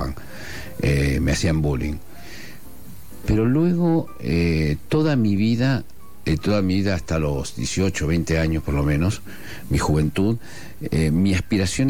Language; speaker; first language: Spanish; non-native, local second language; Asturian